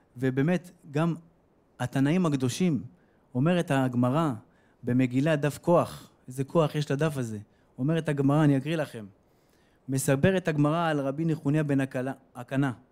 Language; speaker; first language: Hebrew; native; Hebrew